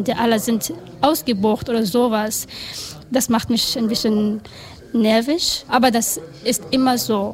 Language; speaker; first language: German; non-native, learner; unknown